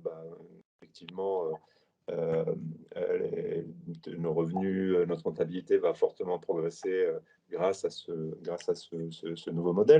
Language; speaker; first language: French; native; French